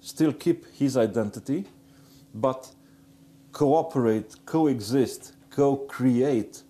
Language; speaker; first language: English; non-native, fluent; Romanian